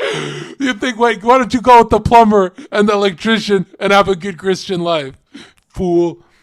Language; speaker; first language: English; native; English